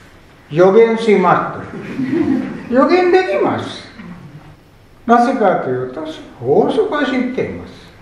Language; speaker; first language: Japanese; non-native, fluent; Sinhala